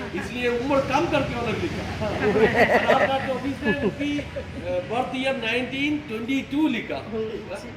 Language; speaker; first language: Hindi; non-native, local second language; Malayalam